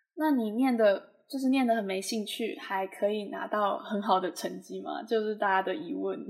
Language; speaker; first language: Chinese; native; Chinese